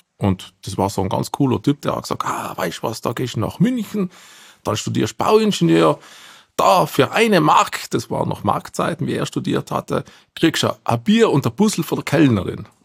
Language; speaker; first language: German; native; German